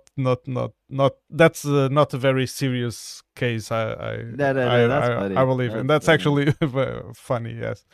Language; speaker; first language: English; non-native, fluent; Portuguese